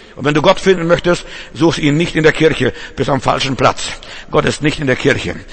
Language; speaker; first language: German; non-native, fluent; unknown